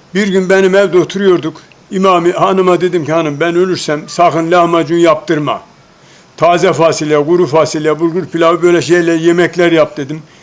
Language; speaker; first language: Turkish; native; Turkish